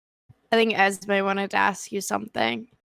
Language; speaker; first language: English; native; English